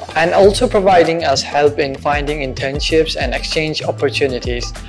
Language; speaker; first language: English; non-native, local second language; Urdu